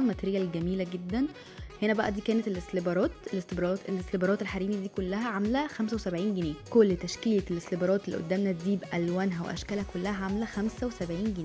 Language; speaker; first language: Arabic; native; Arabic